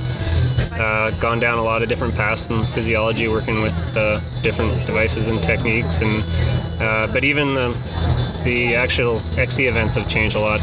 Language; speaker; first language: English; native; English